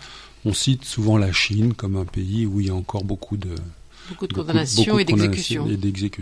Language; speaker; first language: French; native; French